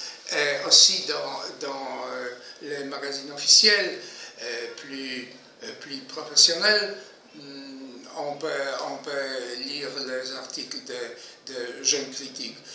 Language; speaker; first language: French; non-native, fluent; Polish